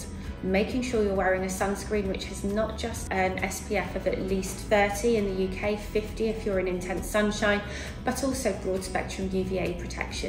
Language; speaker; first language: English; native; English